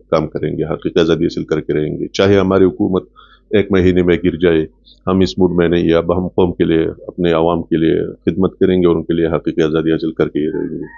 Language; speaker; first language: Urdu; non-native, local second language; Pashto